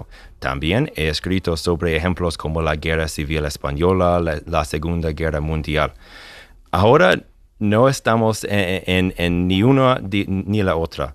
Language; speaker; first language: Spanish; non-native, fluent; English